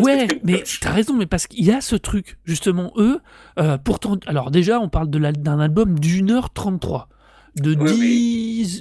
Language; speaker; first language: French; native; French